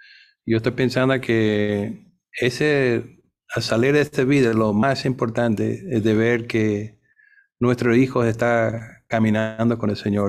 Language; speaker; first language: Spanish; non-native, fluent; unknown